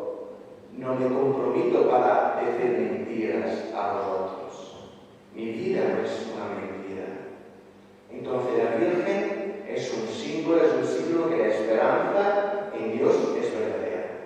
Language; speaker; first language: Spanish; non-native, fluent; Italian